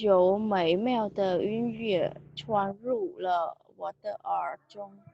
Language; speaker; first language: Chinese; non-native, learner; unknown